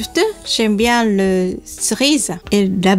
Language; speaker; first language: French; non-native, learner; Japanese